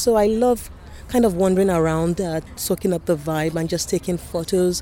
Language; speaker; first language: English; non-native, local second language; Yoruba